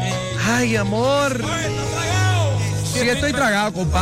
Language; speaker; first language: Spanish; native; Spanish